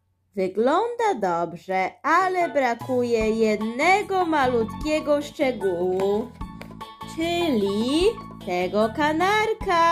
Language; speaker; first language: Polish; early bilingual, heritage; Polish